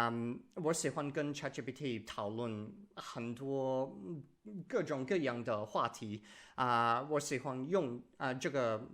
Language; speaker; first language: Chinese; non-native, learner; English